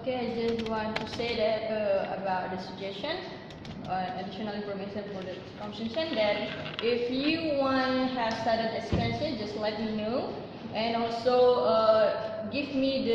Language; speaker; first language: English; non-native, learner; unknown